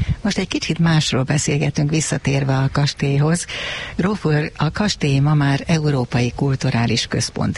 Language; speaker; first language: Hungarian; native; Hungarian